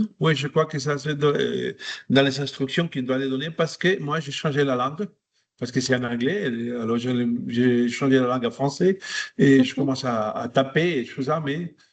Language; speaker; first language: French; non-native, fluent; Spanish